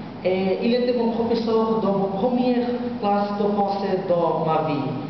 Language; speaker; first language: French; non-native, learner; Bangla